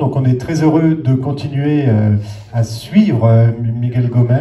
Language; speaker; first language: French; native; French